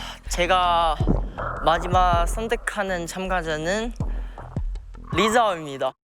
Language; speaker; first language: Korean; non-native, learner; Chinese